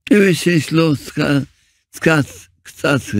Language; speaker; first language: Hebrew; early bilingual, other home language; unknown